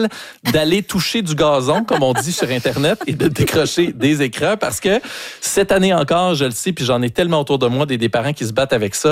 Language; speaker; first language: French; native; French